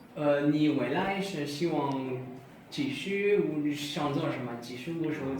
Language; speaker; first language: Chinese; non-native, learner; French